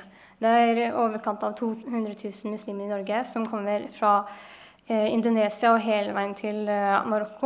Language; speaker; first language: Norwegian; early bilingual, other home language; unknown